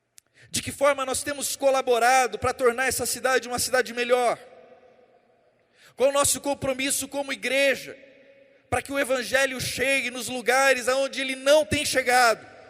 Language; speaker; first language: Portuguese; native; Portuguese